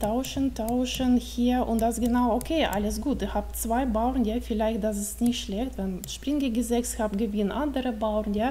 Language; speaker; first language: German; non-native, learner; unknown